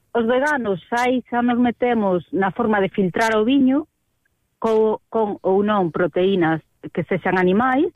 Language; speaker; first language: Galician; native; Galician